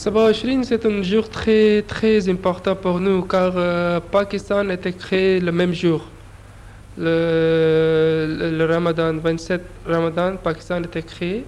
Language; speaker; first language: French; non-native, learner; Urdu